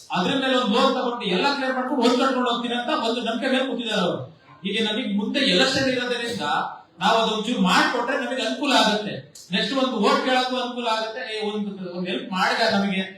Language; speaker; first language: Kannada; non-native, local second language; Lambadi